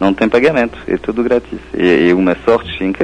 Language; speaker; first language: Portuguese; non-native, fluent; French